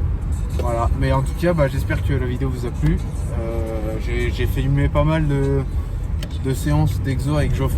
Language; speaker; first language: French; native; French